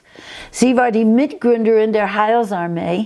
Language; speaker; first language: German; non-native, fluent; English